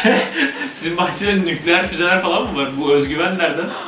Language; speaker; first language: Turkish; native; Turkish